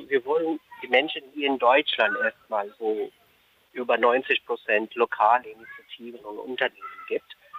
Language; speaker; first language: German; non-native, fluent; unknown